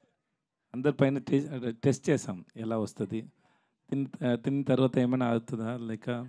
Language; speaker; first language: Telugu; non-native, learner; Tamil